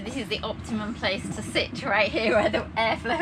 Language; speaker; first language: English; native; English